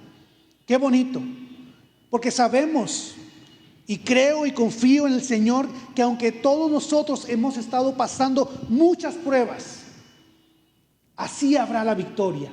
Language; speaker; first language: Spanish; native; Spanish